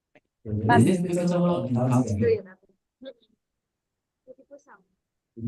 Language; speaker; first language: English; non-native, fluent; Indonesian